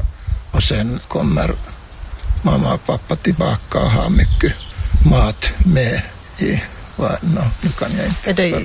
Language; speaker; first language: Swedish; non-native, local second language; Finnish